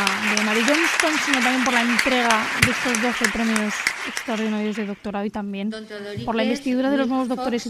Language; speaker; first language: Spanish; native; Spanish